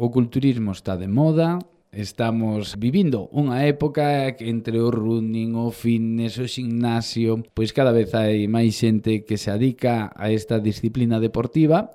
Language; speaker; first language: Galician; native; Galician